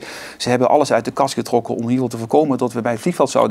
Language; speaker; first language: Dutch; native; Dutch